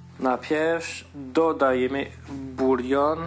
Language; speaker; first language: Polish; non-native, learner; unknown